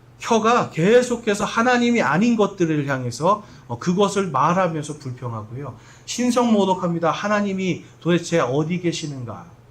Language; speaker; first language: Korean; native; Korean